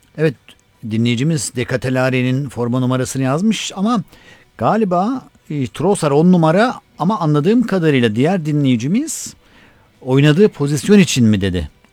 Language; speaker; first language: Turkish; native; Turkish